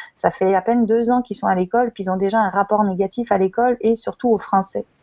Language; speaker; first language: French; native; French